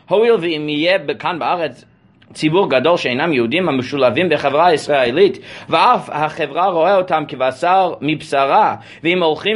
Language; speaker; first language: Hebrew; non-native, fluent; English